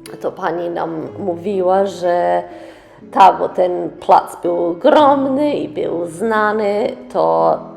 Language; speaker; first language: Polish; early bilingual, heritage; English